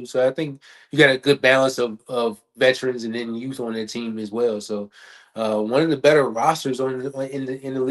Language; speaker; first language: English; native; English